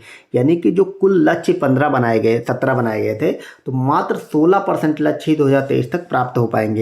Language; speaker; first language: Hindi; native; Hindi